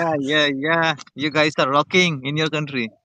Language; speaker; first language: English; non-native, fluent; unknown